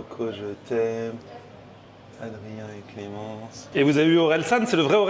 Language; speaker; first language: French; native; French